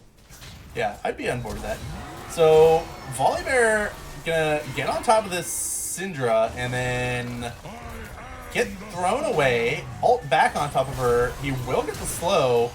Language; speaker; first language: English; native; English